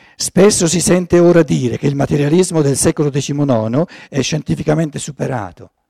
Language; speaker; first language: Italian; non-native, fluent; German